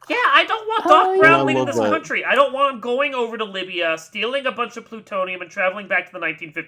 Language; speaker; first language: English; native; English